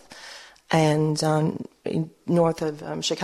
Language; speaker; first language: English; early bilingual, other home language; Spanish